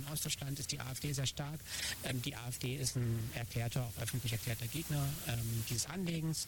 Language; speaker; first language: German; native; German